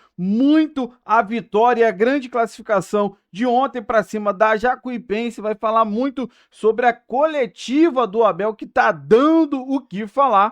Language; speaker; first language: Portuguese; native; Portuguese